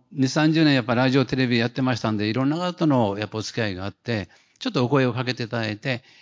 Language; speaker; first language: Japanese; native; Japanese